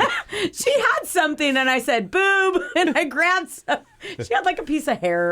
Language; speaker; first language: English; native; English